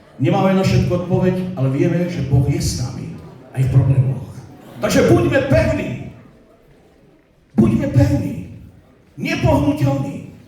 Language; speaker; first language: Slovak; non-native, local second language; Romany